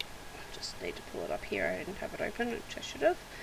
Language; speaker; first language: English; native; English